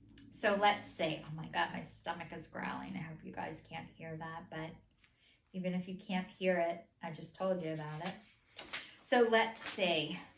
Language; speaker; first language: English; native; English